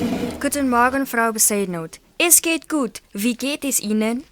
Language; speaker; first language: German; non-native, learner; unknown